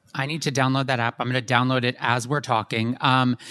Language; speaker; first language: English; native; English